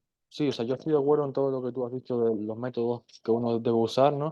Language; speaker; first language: Spanish; non-native, fluent; German